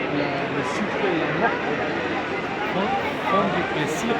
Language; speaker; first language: French; non-native, learner; Spanish